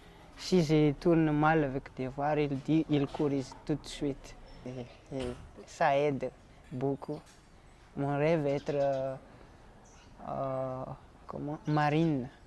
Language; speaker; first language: French; non-native, local second language; Malagasy